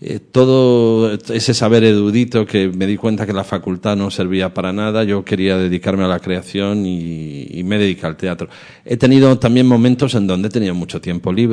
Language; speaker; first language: Spanish; native; Spanish